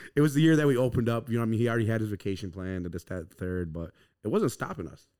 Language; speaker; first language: English; native; English